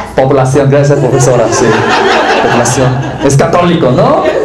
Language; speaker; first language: Spanish; non-native, learner; Korean